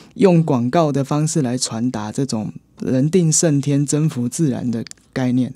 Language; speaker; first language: Chinese; native; Chinese